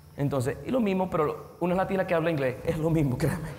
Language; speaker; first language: Spanish; native; Spanish